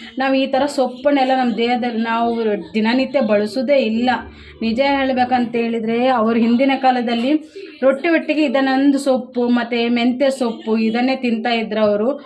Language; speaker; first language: Kannada; native; Kannada